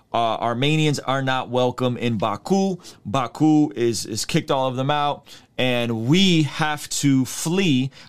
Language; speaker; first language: English; early bilingual, other home language; Russian